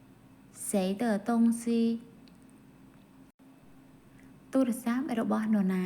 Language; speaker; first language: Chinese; non-native, fluent; Khmer